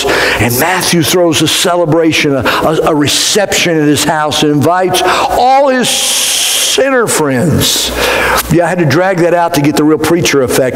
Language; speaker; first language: English; native; English